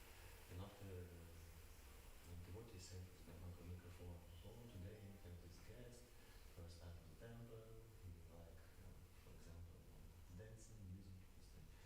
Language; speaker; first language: English; non-native, learner; Russian